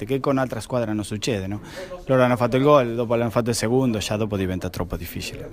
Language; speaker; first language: Italian; non-native, fluent; Spanish